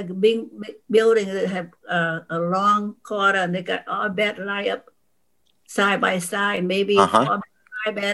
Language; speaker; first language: English; non-native, fluent; Vietnamese